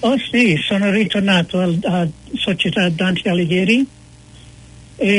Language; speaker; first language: Italian; non-native, fluent; English